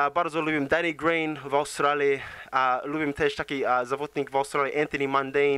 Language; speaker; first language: Polish; early bilingual, heritage; English